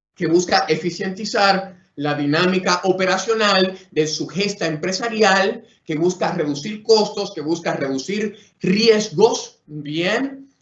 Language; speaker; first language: Spanish; native; Spanish